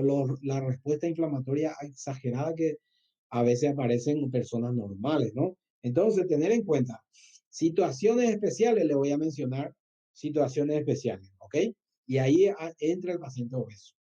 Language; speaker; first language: Spanish; native; Spanish